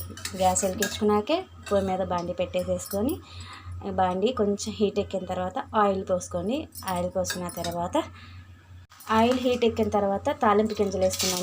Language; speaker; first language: Telugu; native; Telugu